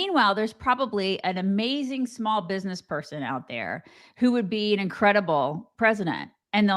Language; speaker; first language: English; native; English